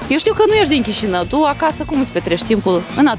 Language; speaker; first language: Romanian; native; Romanian